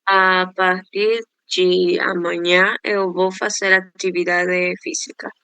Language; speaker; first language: Portuguese; non-native, learner; Spanish